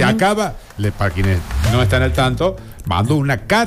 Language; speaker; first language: Spanish; native; Spanish